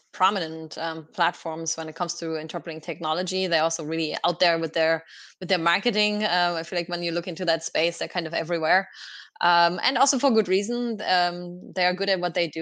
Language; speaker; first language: English; non-native, fluent; German